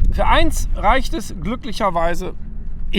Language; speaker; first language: German; native; German